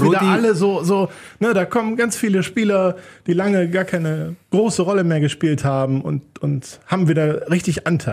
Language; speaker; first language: German; native; German